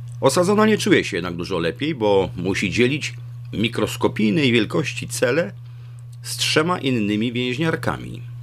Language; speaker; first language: Polish; native; Polish